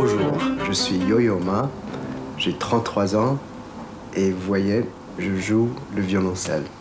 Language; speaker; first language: French; non-native, fluent; Chinese